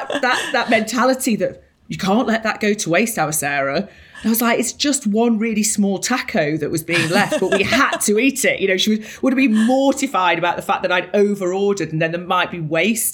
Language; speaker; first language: English; native; English